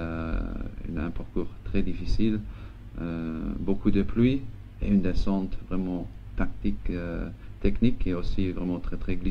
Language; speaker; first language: French; non-native, local second language; Luxembourgish